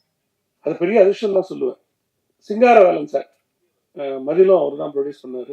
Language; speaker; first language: Tamil; native; Tamil